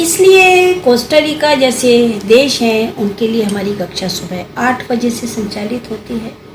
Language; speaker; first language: Hindi; native; Hindi